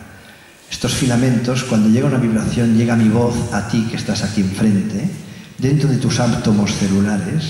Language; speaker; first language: Spanish; native; Spanish